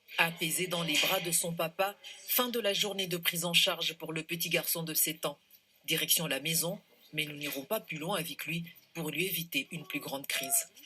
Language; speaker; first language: French; native; French